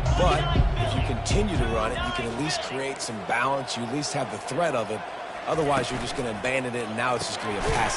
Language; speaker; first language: English; native; English